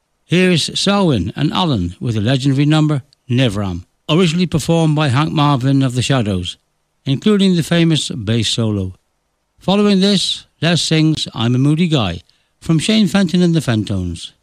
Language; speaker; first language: English; native; English